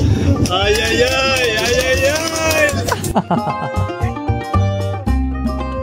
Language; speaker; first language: French; native; French